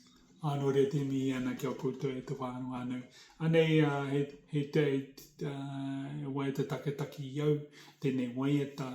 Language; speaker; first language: Māori; non-native, local second language; English